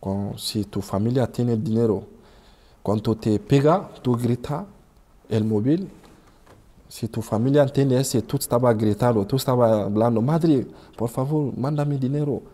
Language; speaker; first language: Spanish; non-native, learner; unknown